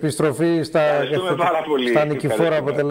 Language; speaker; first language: Greek; native; Greek